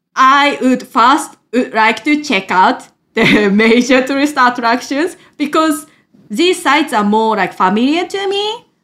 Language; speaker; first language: English; non-native, fluent; Japanese